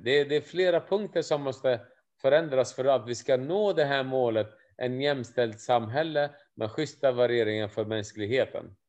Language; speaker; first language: Swedish; non-native, fluent; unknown